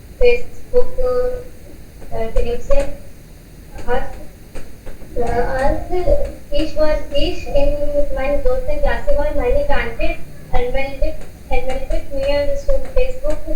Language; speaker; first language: German; non-native, learner; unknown